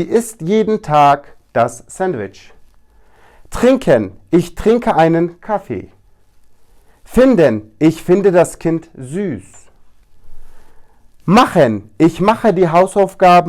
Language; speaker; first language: German; non-native, fluent; Turkish